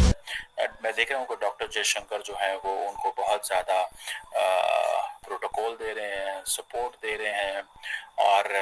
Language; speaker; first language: Hindi; native; Hindi